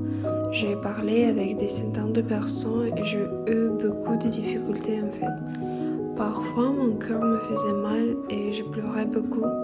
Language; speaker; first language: French; non-native, fluent; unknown